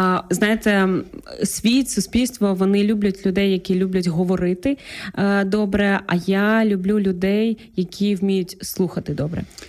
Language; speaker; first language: Ukrainian; native; Ukrainian